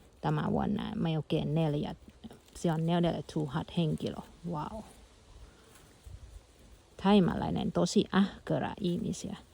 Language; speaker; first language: Finnish; non-native, learner; Thai